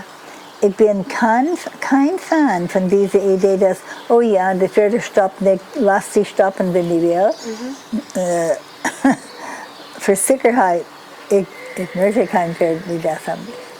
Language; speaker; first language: German; non-native, learner; English